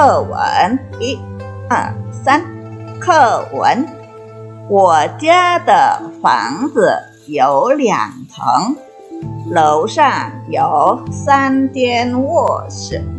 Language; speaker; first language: Chinese; non-native, fluent; Indonesian